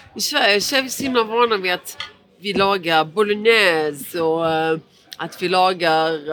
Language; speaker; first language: Swedish; early bilingual, other home language; Portuguese